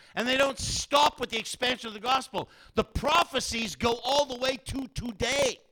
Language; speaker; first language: English; native; English